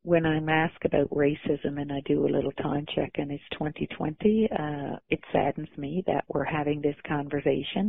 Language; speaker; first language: English; native; English